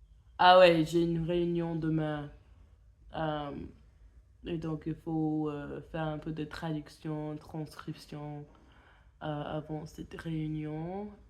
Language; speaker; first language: French; non-native, fluent; English